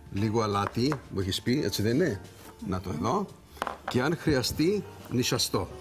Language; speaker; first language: Greek; native; Greek